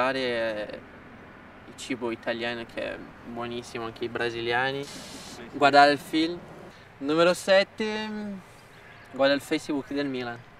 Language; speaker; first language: Italian; non-native, fluent; Portuguese